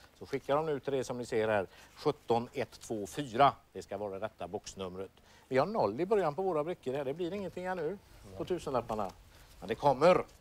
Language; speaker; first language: Swedish; native; Swedish